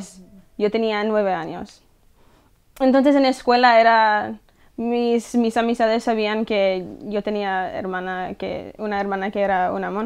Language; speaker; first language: Spanish; early bilingual, heritage; English